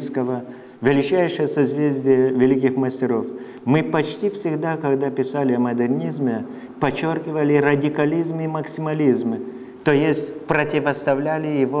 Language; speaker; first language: Russian; non-native, fluent; Lithuanian